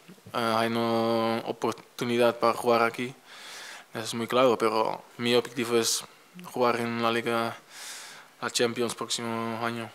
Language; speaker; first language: Spanish; non-native, fluent; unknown